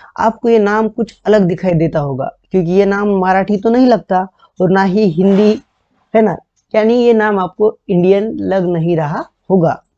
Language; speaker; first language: Hindi; non-native, local second language; Marathi